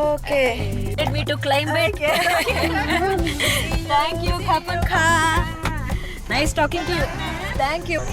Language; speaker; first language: English; non-native, local second language; Kannada